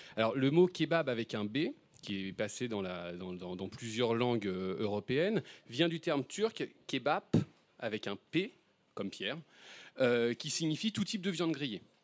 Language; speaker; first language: French; native; French